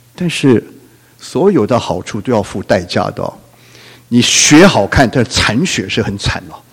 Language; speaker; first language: Chinese; non-native, local second language; Cantonese